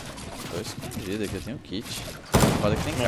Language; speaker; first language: Portuguese; native; Portuguese